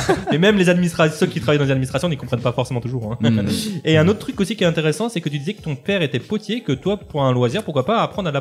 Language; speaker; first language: French; native; French